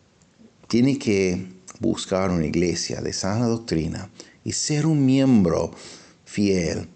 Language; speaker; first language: Spanish; non-native, fluent; English